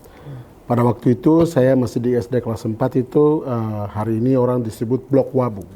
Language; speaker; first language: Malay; non-native, local second language; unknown